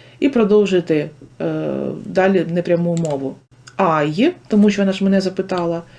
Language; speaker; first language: Ukrainian; native; Ukrainian